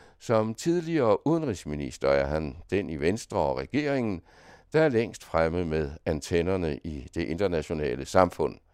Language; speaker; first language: Danish; native; Danish